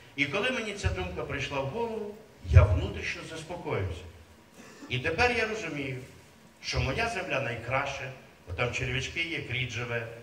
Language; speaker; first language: Ukrainian; native; Ukrainian